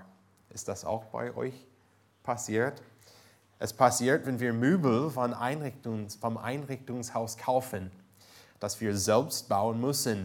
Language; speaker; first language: German; non-native, fluent; English